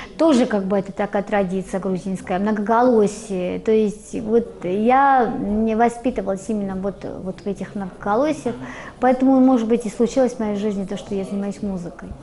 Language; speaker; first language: Russian; non-native, local second language; Georgian